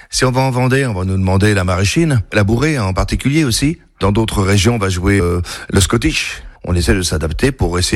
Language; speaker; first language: French; native; French